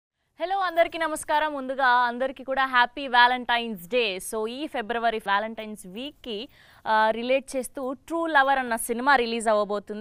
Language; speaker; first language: Telugu; native; Telugu